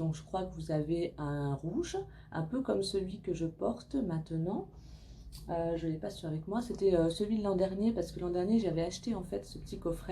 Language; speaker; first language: French; native; French